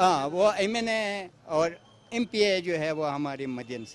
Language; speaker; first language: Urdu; non-native, local second language; Pashto